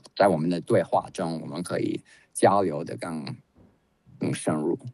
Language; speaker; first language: Chinese; non-native, fluent; English